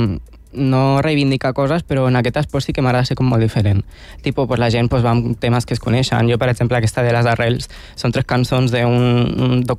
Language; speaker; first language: Catalan; native; Catalan